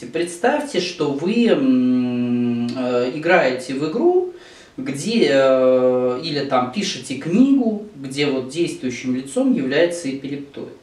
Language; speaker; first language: Russian; native; Russian